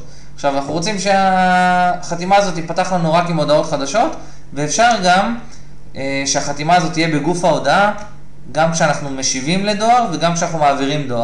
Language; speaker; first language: Hebrew; native; Hebrew